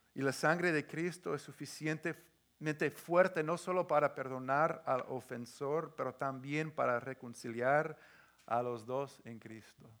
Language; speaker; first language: Spanish; non-native, fluent; English